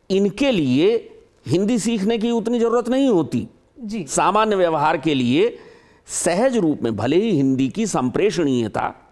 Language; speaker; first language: Hindi; native; Hindi